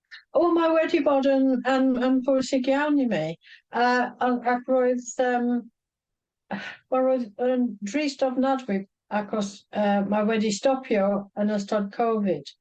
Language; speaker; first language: Welsh; non-native, fluent; English